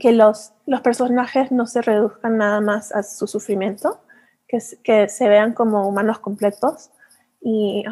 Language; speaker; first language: Spanish; early bilingual, heritage; Spanish